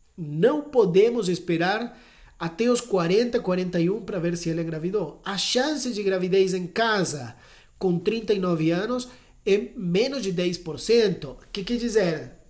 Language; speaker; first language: Portuguese; non-native, fluent; Spanish